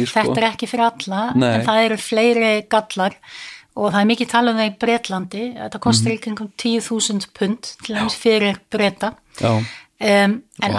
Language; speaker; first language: Icelandic; non-native, fluent; Dutch